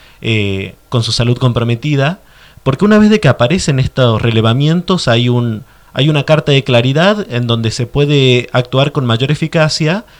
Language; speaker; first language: Spanish; native; Spanish